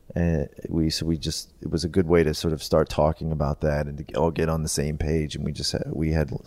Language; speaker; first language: English; native; English